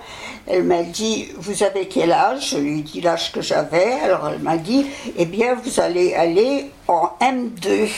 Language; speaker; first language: French; early bilingual, other home language; Yiddish